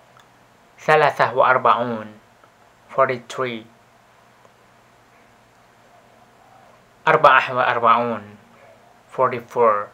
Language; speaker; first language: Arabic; non-native, learner; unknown